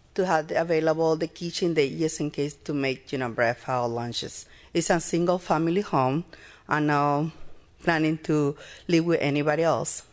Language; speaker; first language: English; non-native, learner; Spanish